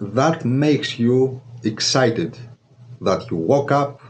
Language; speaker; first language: English; non-native, fluent; Greek